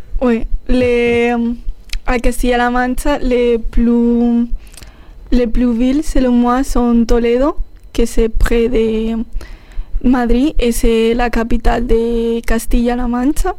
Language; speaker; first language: French; non-native, learner; Spanish